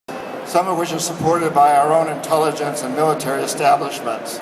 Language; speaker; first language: English; native; English